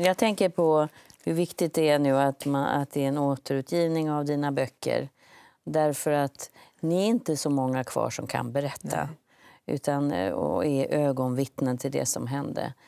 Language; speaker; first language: Swedish; native; Swedish